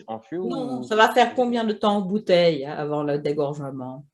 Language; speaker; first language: French; non-native, fluent; Swedish